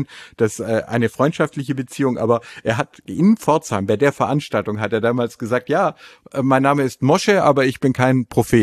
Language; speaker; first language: German; native; German